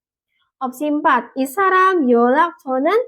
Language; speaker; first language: Korean; non-native, fluent; Indonesian